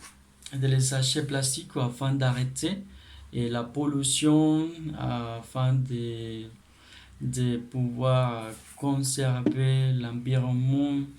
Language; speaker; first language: French; non-native, learner; Spanish